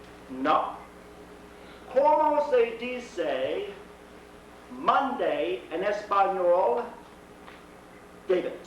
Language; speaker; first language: Spanish; non-native, fluent; English